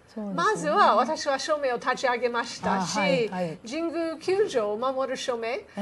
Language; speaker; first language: Japanese; non-native, fluent; English